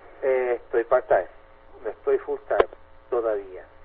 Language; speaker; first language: Spanish; native; Spanish